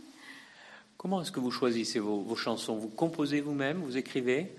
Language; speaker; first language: French; native; French